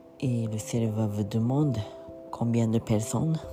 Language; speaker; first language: French; non-native, learner; Japanese